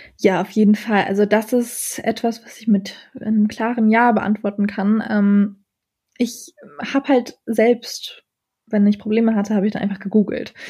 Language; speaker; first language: German; early bilingual, other home language; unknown